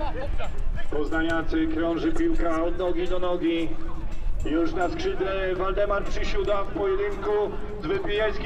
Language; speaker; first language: Polish; native; Polish